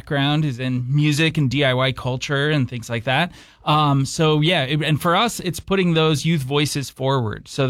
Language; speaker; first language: English; native; English